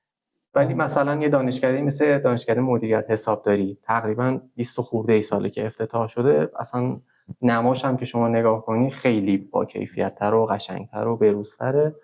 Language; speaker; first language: Persian; native; Persian